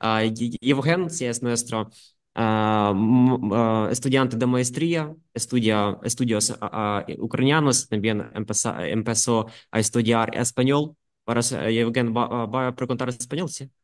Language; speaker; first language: Spanish; non-native, fluent; Ukrainian